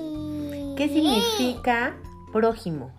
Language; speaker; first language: Spanish; native; Spanish